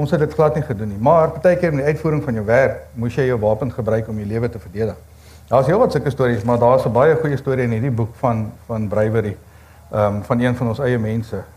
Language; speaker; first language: Afrikaans; native; Afrikaans